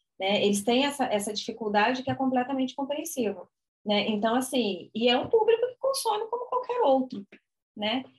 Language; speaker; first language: Portuguese; native; Portuguese